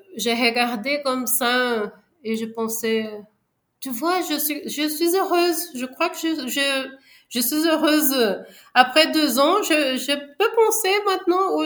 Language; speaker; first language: French; non-native, fluent; Portuguese